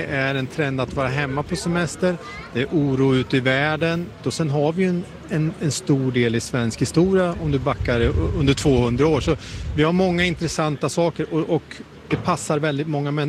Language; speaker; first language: Swedish; native; Swedish